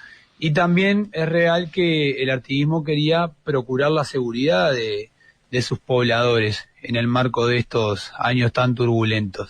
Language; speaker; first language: Spanish; native; Spanish